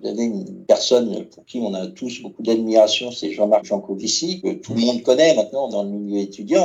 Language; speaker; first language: French; native; French